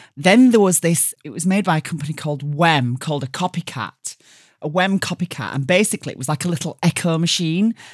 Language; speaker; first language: English; native; English